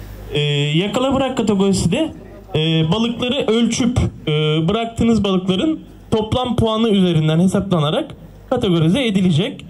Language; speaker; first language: Turkish; native; Turkish